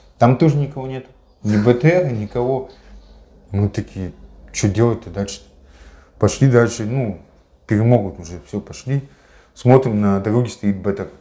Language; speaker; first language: Russian; native; Russian